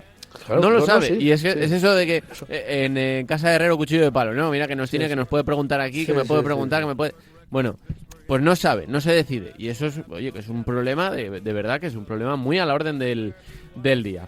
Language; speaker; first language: Spanish; native; Spanish